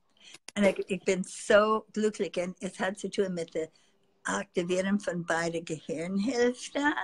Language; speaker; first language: German; non-native, fluent; English